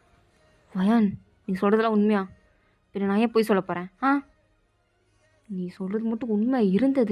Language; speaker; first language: Tamil; native; Tamil